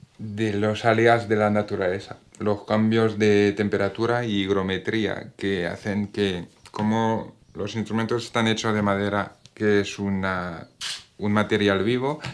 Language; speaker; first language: Spanish; non-native, fluent; French